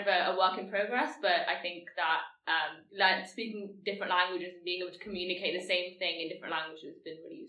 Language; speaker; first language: English; non-native, local second language; Tamil